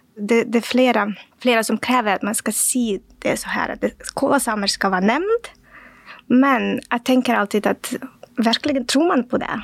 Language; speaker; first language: Norwegian; non-native, fluent; Russian